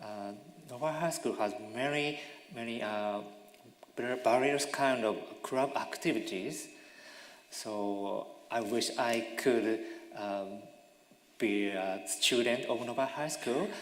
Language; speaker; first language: English; non-native, learner; Japanese